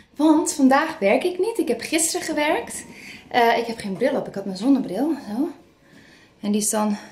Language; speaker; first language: Dutch; non-native, fluent; Spanish